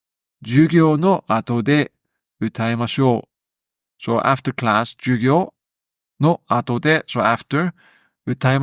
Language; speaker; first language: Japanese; non-native, learner; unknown